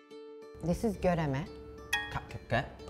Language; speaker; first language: English; non-native, fluent; Turkish